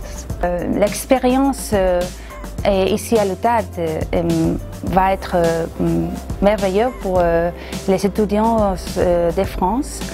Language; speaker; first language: French; non-native, fluent; Spanish